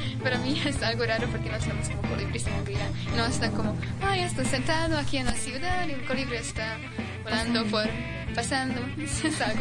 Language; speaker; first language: Spanish; non-native, fluent; Hungarian